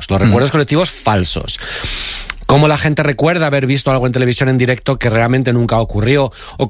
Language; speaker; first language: Spanish; native; Spanish